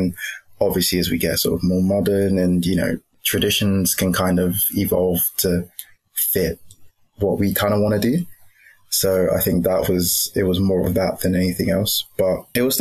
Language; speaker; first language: English; native; English